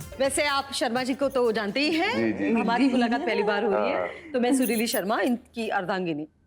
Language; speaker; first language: Hindi; native; Hindi